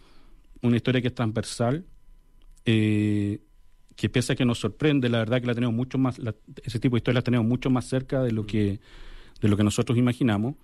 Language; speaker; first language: Spanish; native; Spanish